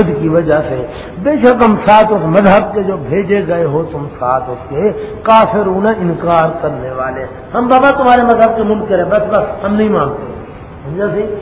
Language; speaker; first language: Urdu; non-native, local second language; Saraiki